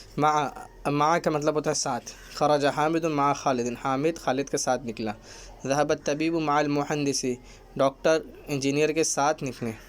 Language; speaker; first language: Urdu; native; Urdu